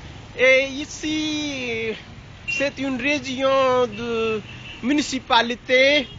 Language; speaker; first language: French; non-native, learner; Hindi